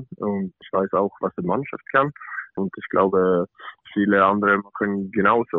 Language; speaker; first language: German; non-native, fluent; Swedish